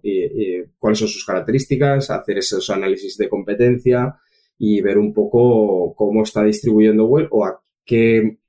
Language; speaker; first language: Spanish; native; Spanish